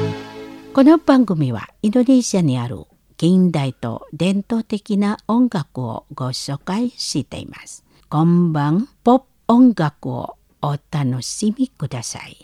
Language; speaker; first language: Japanese; non-native, learner; Indonesian